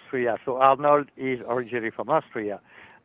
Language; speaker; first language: English; non-native, fluent; French